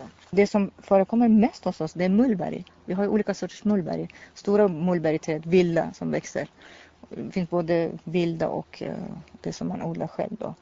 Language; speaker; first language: Swedish; non-native, fluent; Persian